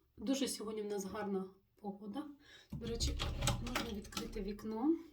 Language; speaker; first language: Ukrainian; non-native, local second language; Russian